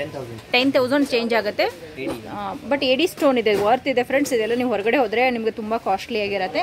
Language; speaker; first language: Kannada; native; Kannada